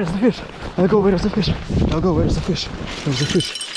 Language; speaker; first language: English; non-native, learner; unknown